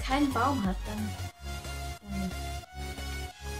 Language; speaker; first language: German; native; German